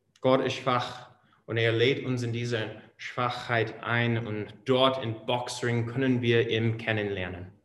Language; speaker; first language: German; non-native, fluent; English